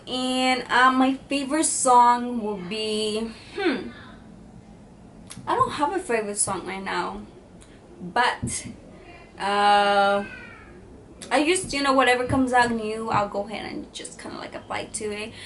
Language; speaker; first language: English; early bilingual, other home language; Spanish